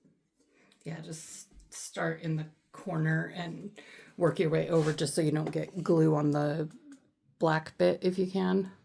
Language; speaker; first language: English; native; English